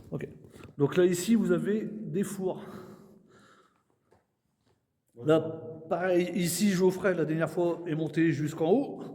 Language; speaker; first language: French; native; French